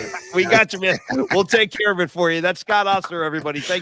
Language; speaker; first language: English; native; English